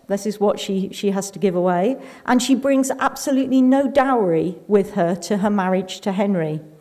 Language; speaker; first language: English; native; English